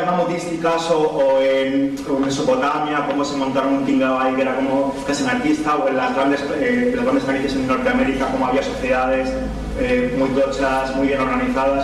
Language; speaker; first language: Spanish; native; Spanish